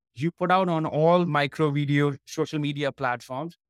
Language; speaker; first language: English; non-native, local second language; Hindi